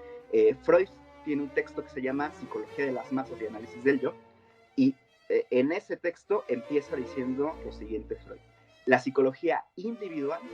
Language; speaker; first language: Spanish; native; Spanish